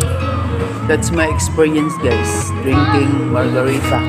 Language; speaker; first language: English; non-native, local second language; Cebuano